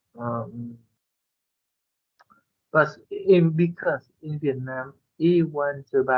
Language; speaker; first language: English; non-native, learner; Vietnamese